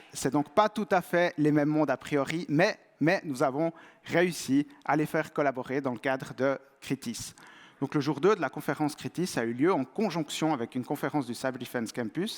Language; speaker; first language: French; native; French